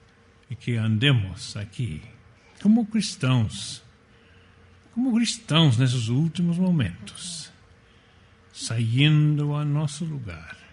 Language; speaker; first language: Portuguese; non-native, fluent; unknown